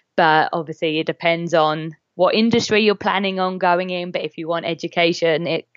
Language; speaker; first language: English; native; English